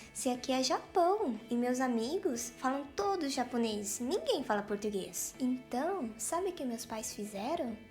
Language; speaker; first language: Portuguese; native; Portuguese